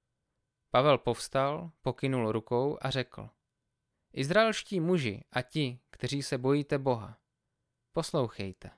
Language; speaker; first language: Czech; native; Czech